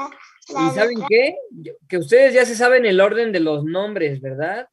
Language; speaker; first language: Spanish; native; Spanish